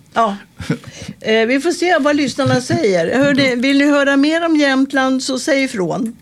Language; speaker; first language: Swedish; native; Swedish